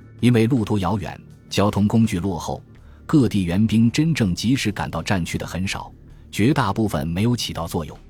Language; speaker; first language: Chinese; native; Chinese